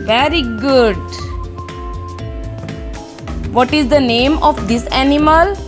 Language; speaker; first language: English; non-native, local second language; Hindi